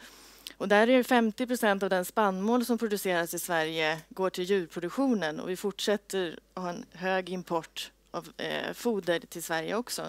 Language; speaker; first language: Swedish; native; Swedish